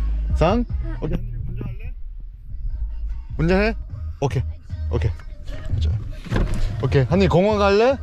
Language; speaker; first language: Korean; early bilingual, heritage; Korean